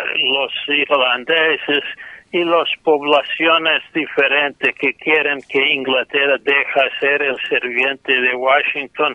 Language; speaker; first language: Spanish; non-native, fluent; English